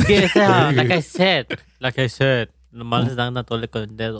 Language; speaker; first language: Spanish; early bilingual, heritage; Spanish